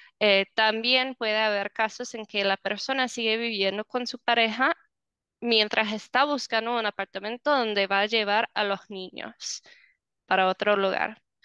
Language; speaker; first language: Spanish; non-native, fluent; English